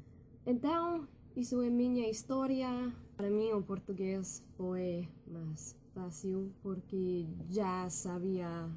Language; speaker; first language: Portuguese; non-native, learner; English